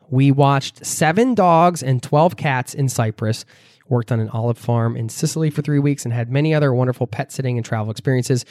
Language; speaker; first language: English; native; English